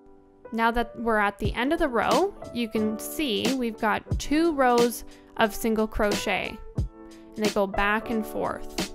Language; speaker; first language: English; native; English